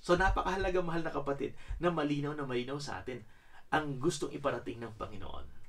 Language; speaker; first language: Filipino; native; Filipino